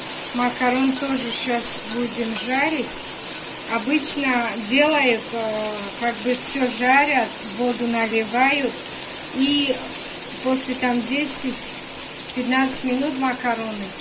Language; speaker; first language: Russian; non-native, local second language; Tajik